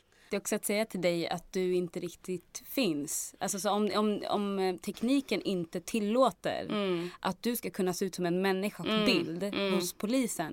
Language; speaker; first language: Swedish; native; Swedish